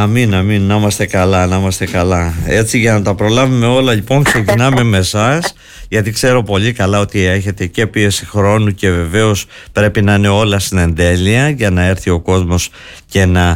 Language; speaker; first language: Greek; native; Greek